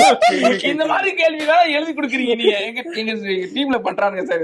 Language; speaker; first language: Tamil; native; Tamil